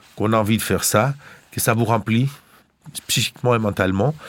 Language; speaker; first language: French; non-native, fluent; Greek